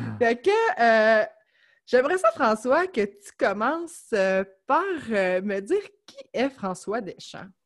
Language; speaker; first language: French; native; French